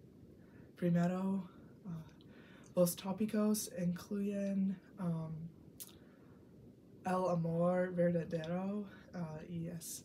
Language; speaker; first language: Spanish; non-native, learner; English